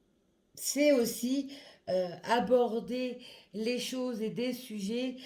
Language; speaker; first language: French; native; French